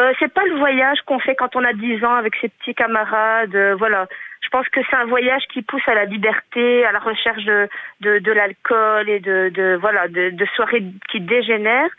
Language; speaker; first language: French; native; French